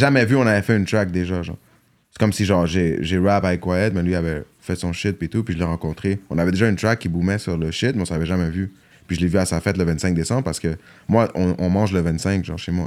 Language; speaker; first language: French; native; French